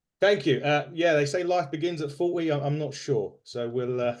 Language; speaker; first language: English; native; English